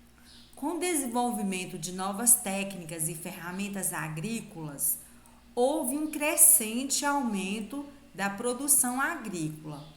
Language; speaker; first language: Portuguese; native; Portuguese